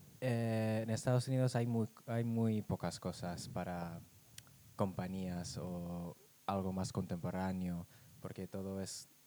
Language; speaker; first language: Spanish; non-native, fluent; English